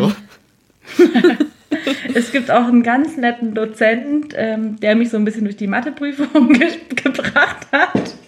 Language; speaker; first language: German; native; German